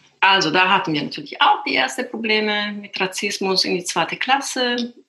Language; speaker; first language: German; non-native, fluent; Italian